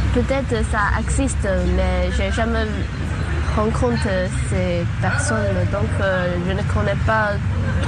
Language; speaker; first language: French; non-native, learner; Chinese